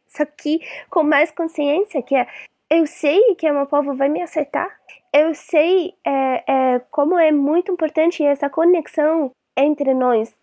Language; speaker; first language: Portuguese; non-native, fluent; Arabic